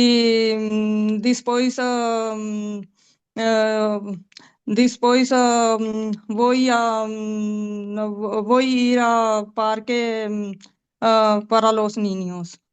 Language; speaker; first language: Spanish; non-native, learner; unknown